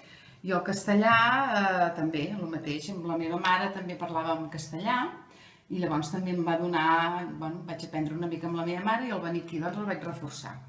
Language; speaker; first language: Catalan; non-native, fluent; German